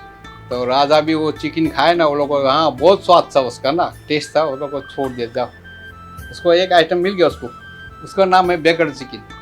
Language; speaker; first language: Hindi; non-native, local second language; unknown